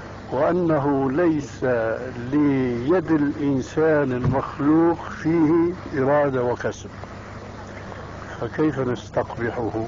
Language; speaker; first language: Arabic; early bilingual, other home language; Albanian